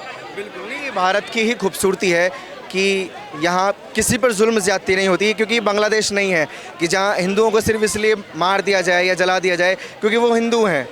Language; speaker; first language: Hindi; native; Hindi